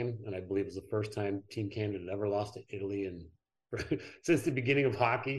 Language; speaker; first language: English; native; English